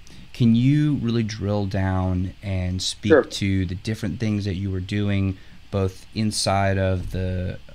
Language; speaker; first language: English; native; English